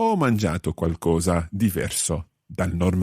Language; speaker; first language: Italian; non-native, fluent; English